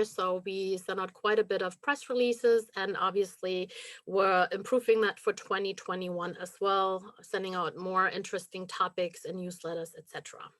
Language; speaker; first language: English; non-native, fluent; German